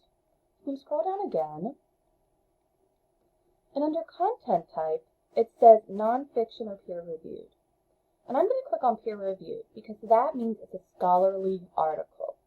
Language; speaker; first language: English; native; English